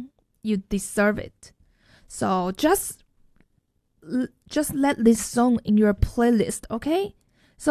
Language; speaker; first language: English; non-native, fluent; Chinese